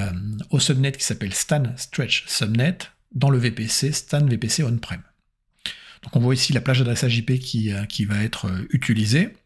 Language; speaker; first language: French; native; French